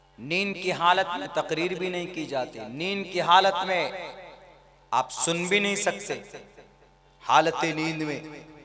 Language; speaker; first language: Hindi; native; Hindi